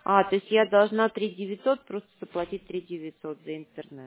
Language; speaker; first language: Russian; native; Russian